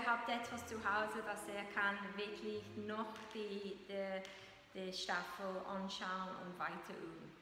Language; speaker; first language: German; non-native, learner; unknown